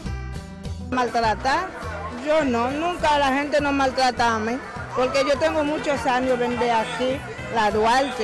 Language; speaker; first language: Spanish; non-native, learner; Haitian Creole